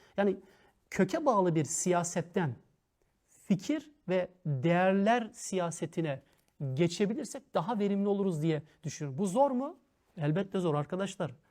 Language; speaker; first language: Turkish; early bilingual, heritage; Turkish